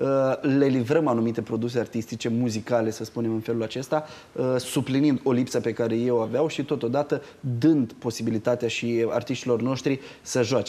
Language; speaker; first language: Romanian; native; Romanian